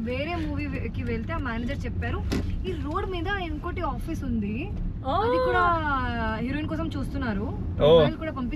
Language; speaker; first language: Telugu; non-native, fluent; Hindi